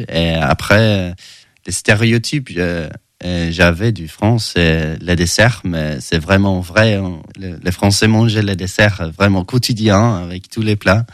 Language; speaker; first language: French; non-native, learner; Swedish